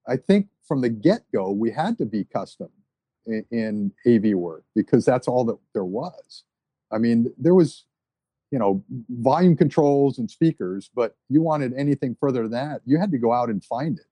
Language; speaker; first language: English; native; English